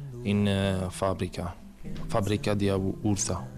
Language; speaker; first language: Spanish; non-native, learner; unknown